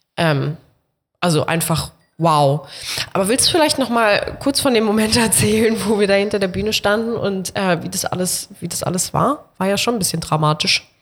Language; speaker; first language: German; native; German